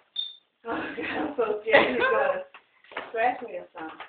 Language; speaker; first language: English; native; English